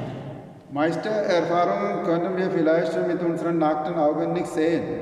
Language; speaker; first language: German; non-native, learner; Malayalam